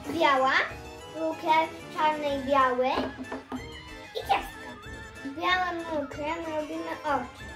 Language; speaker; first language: Polish; early bilingual, heritage; Polish